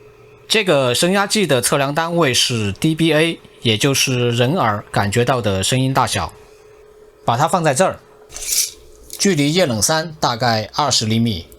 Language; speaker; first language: Chinese; native; Chinese